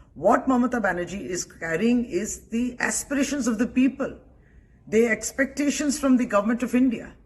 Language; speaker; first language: English; non-native, local second language; Bangla